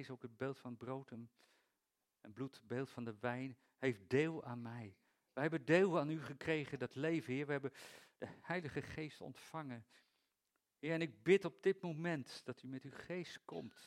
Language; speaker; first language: Dutch; native; Dutch